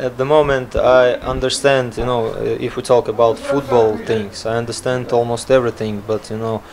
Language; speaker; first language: English; non-native, learner; Latvian